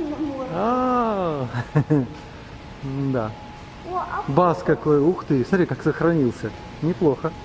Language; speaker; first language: Russian; native; Russian